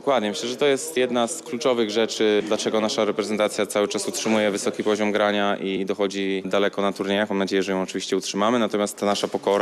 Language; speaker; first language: Polish; native; Polish